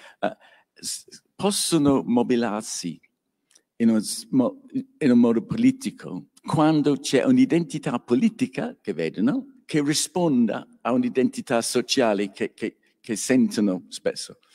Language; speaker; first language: Italian; non-native, learner; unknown